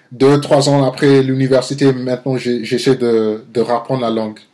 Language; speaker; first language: French; non-native, learner; English